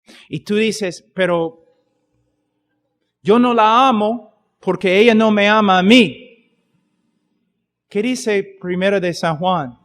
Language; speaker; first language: Spanish; non-native, fluent; English